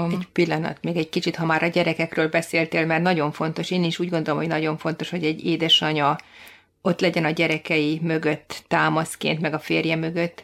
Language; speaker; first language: Hungarian; native; Hungarian